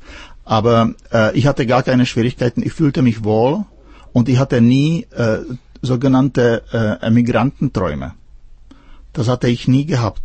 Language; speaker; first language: German; non-native, fluent; Czech